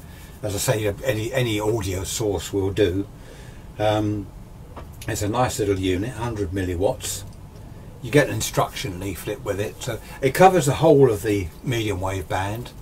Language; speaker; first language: English; native; English